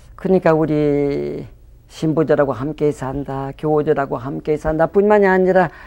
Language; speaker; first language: Korean; non-native, fluent; French